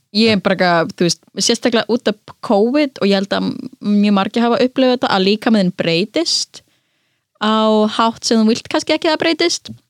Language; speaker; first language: Icelandic; native; Icelandic